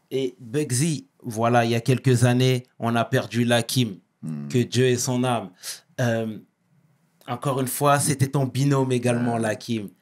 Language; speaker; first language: French; native; French